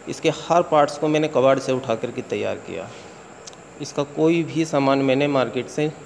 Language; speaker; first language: Hindi; native; Hindi